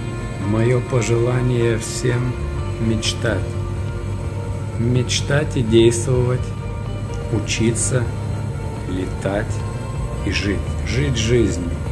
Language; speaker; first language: Russian; native; Russian